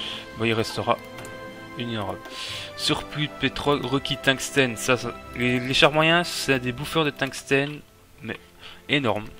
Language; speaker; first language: French; native; French